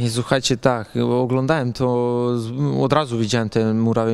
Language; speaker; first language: Polish; non-native, learner; Serbian